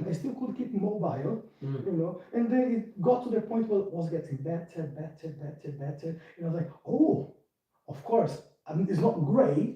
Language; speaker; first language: English; non-native, fluent; Portuguese